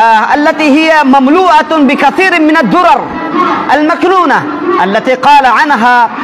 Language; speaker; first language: Arabic; non-native, fluent; Urdu